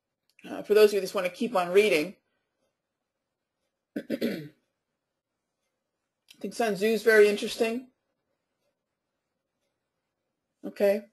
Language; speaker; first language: English; native; English